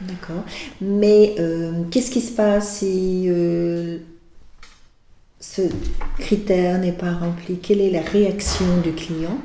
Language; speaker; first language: French; native; French